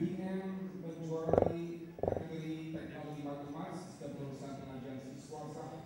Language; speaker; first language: Malay; native; Malay